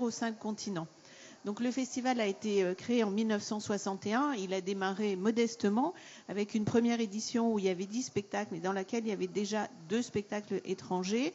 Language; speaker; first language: French; native; French